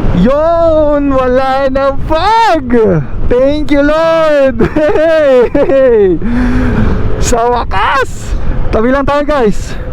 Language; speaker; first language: Filipino; non-native, local second language; Bikol